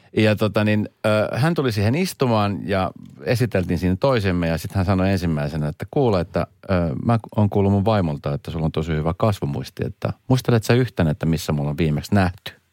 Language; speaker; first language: Finnish; native; Finnish